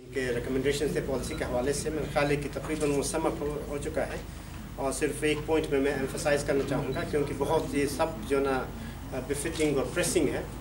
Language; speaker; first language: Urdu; non-native, local second language; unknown